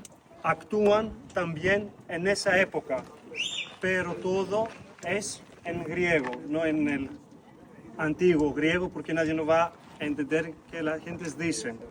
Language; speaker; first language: Spanish; non-native, fluent; Greek